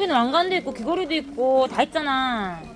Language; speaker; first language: Korean; native; Korean